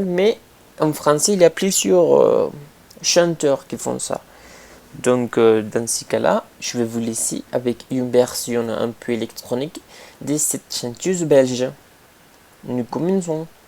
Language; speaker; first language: French; non-native, fluent; Spanish